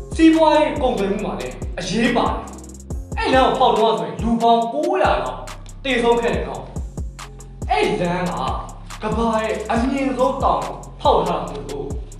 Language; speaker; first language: Burmese; non-native, local second language; Tamil